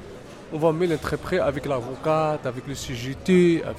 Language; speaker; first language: French; non-native, learner; Arabic